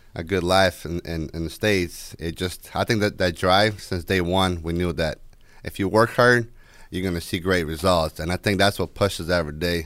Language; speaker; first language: English; non-native, fluent; Ukrainian